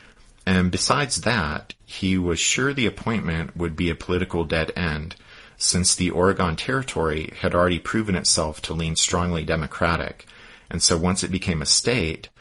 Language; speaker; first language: English; native; English